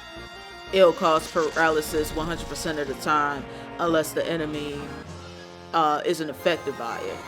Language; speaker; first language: English; native; English